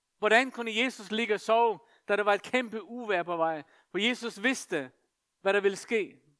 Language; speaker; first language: Danish; non-native, local second language; Faroese